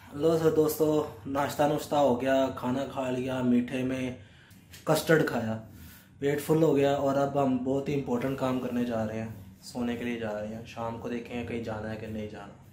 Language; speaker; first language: Urdu; non-native, local second language; Punjabi